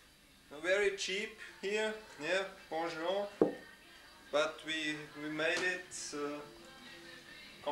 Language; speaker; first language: English; non-native, learner; German